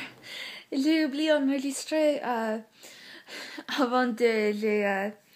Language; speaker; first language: French; non-native, learner; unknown